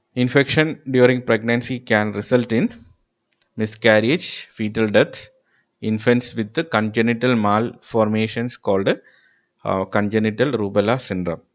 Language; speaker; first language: English; non-native, local second language; Malayalam